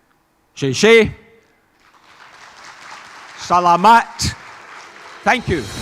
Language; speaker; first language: English; native; English